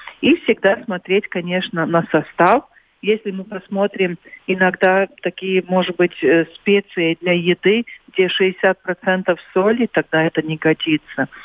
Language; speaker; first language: Russian; non-native, local second language; Latvian